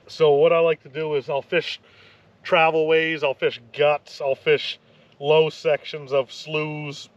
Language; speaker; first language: English; native; English